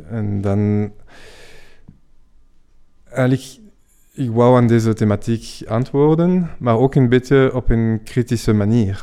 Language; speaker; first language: Dutch; non-native, fluent; French